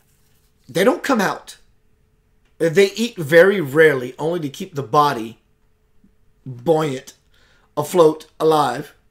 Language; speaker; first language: English; native; English